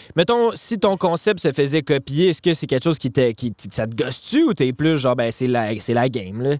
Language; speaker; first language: French; native; French